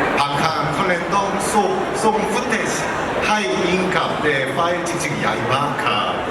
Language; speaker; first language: Thai; non-native, learner; Korean